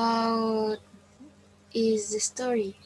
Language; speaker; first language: English; non-native, learner; Spanish